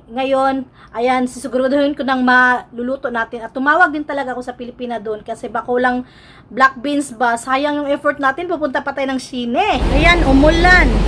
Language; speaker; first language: Filipino; non-native, local second language; Cebuano